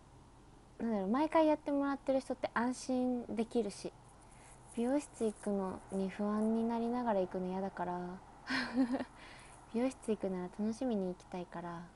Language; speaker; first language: Japanese; native; Japanese